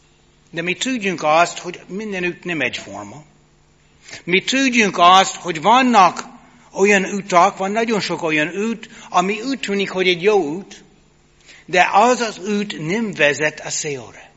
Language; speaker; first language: Hungarian; non-native, fluent; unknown